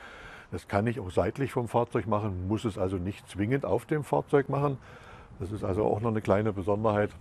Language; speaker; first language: German; native; German